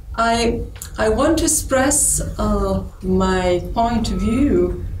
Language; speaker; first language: English; non-native, fluent; Italian